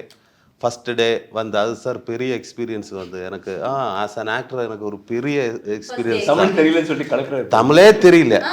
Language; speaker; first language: Tamil; non-native, learner; Malayalam